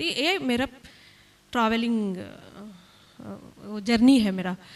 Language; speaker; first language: Hindi; non-native, local second language; Kannada